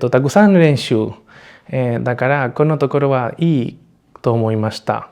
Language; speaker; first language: Japanese; non-native, learner; Spanish